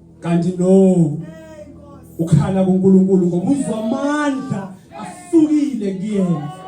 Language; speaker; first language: Zulu; non-native, local second language; Xhosa